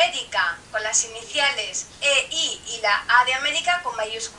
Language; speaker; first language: Spanish; native; Spanish